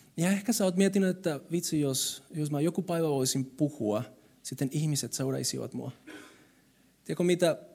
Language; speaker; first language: Finnish; non-native, fluent; Spanish